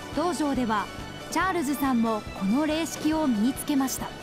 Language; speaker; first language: Japanese; native; Japanese